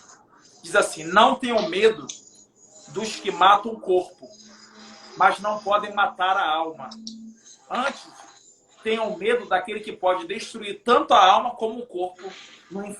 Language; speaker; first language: Portuguese; native; Portuguese